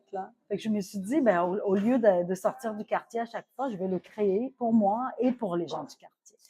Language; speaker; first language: French; non-native, fluent; Arabic